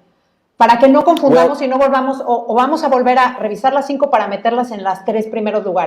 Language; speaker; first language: Spanish; native; Spanish